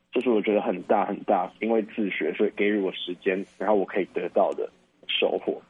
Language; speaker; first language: Chinese; native; Chinese